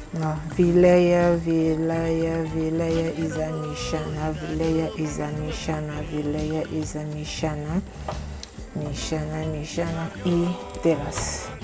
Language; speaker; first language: Polish; non-native, learner; Igbo